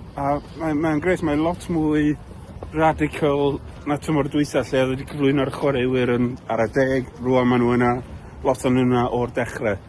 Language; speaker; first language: Welsh; native; Welsh